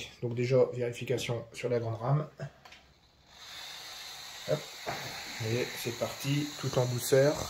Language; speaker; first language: French; native; French